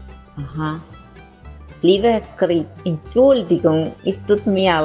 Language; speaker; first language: German; non-native, learner; Spanish